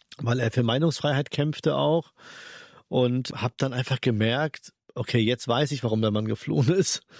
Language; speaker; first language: German; early bilingual, other home language; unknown